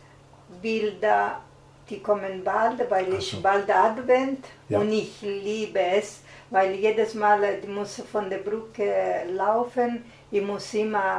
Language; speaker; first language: German; non-native, learner; Italian